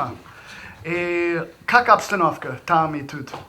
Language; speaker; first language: Russian; non-native, learner; English